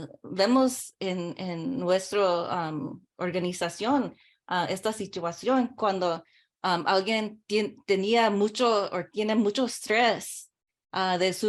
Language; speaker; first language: Spanish; early bilingual, heritage; English